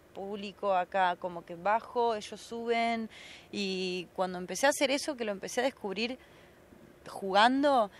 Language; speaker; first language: Spanish; native; Spanish